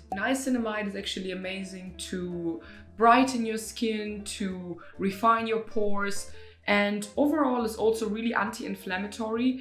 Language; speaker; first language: English; non-native, fluent; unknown